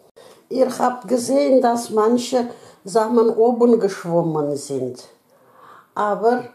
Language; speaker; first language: German; non-native, learner; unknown